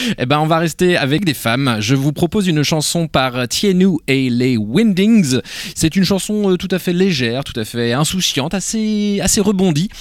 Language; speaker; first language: French; native; French